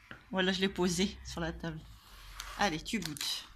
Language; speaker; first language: French; native; French